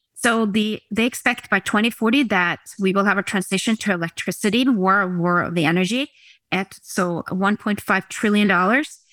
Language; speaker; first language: English; non-native, fluent; Norwegian